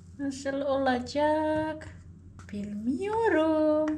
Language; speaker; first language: Turkish; non-native, learner; Indonesian